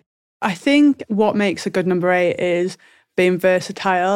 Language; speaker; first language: English; native; English